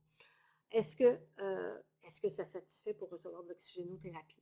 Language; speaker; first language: French; native; French